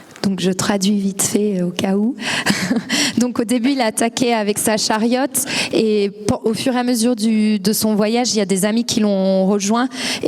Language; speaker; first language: French; native; French